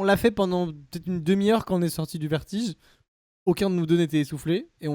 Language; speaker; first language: French; native; French